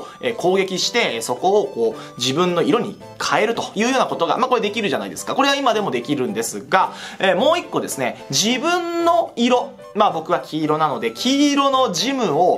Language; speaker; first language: Japanese; native; Japanese